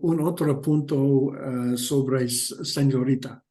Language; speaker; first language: Spanish; non-native, learner; English